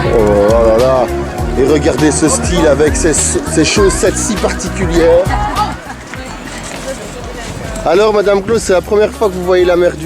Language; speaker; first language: French; native; French